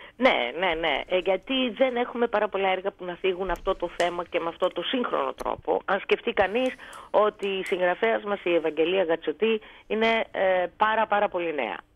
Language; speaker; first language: Greek; native; Greek